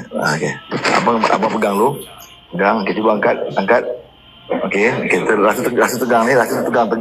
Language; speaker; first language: Malay; native; Malay